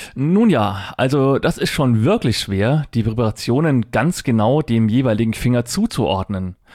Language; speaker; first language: German; native; German